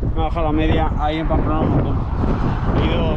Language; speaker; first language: Spanish; native; Spanish